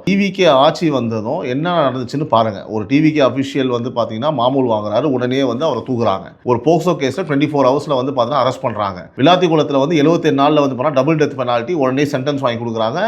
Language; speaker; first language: Tamil; native; Tamil